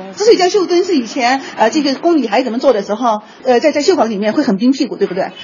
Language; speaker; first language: Chinese; native; Chinese